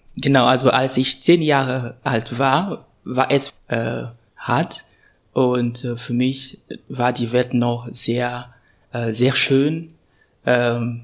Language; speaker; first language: German; non-native, fluent; Ewe